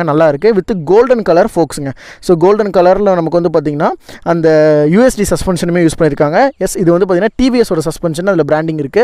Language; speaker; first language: Tamil; native; Tamil